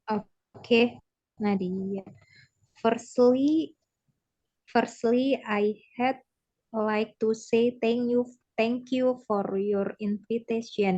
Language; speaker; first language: English; non-native, learner; Indonesian